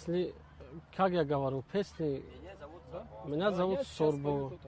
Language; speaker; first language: Russian; non-native, learner; Tajik